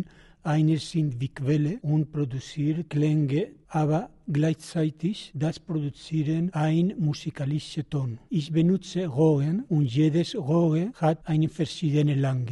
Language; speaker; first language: German; non-native, learner; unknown